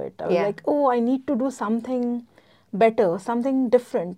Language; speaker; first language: English; non-native, local second language; Gujarati